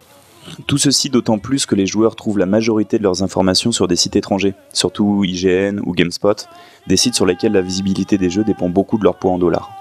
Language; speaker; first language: French; native; French